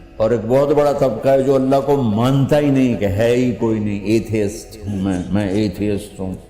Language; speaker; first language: Urdu; non-native, local second language; Punjabi